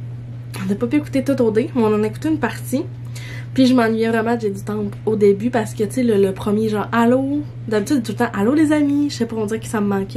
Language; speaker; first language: French; native; French